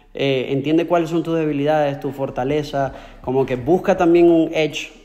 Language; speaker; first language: Spanish; native; Spanish